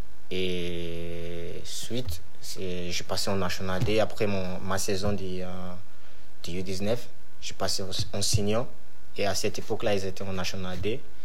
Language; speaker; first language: French; non-native, fluent; Bini